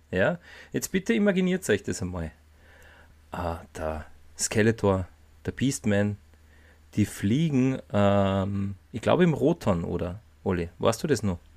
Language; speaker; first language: German; native; German